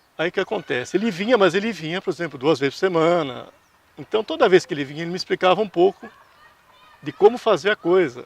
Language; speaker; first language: Portuguese; early bilingual, other home language; Italian